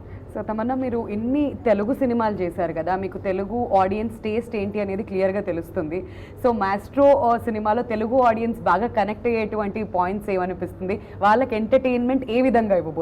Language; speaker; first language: Telugu; native; Telugu